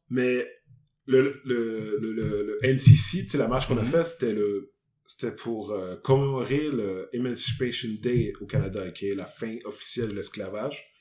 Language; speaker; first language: French; native; French